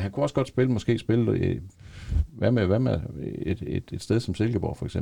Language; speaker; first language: Danish; native; Danish